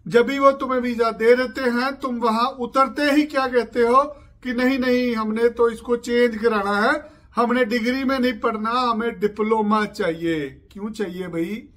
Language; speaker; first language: Hindi; non-native, local second language; Punjabi